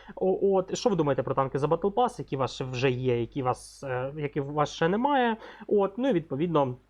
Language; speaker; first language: Ukrainian; non-native, local second language; Russian